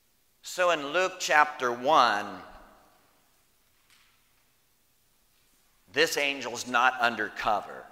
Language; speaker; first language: English; native; English